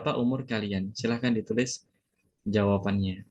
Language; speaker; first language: Indonesian; native; Indonesian